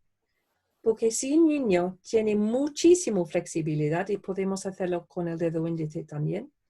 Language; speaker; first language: Spanish; non-native, fluent; English